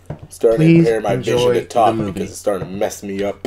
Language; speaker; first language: English; native; English